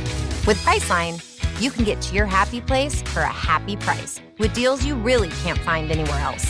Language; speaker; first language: English; native; English